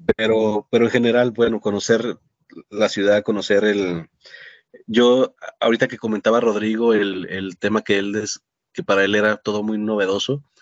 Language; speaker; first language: Spanish; native; Spanish